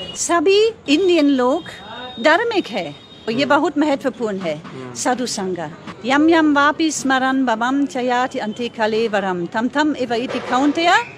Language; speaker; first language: Hindi; non-native, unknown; German